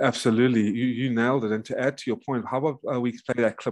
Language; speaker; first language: English; native; English